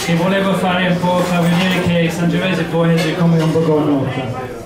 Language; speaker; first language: Italian; non-native, fluent; English